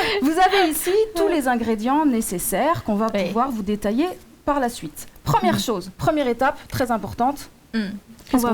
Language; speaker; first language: French; native; French